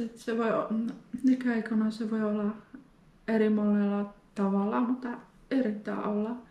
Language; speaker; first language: Finnish; non-native, fluent; Polish